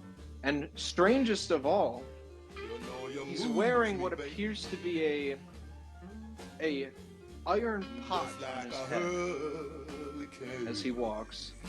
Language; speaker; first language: English; native; English